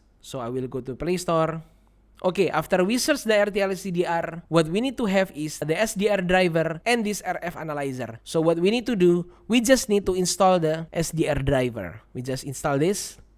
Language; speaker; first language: English; non-native, learner; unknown